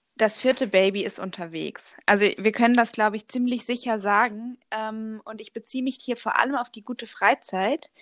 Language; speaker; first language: German; native; German